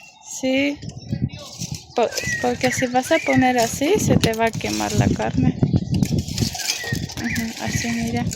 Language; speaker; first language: Spanish; non-native, learner; Armenian